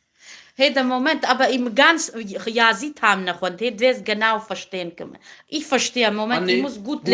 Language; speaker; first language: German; non-native, learner; Kurdish